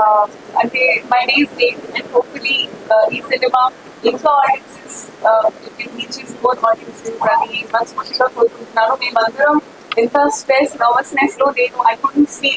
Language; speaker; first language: Telugu; non-native, learner; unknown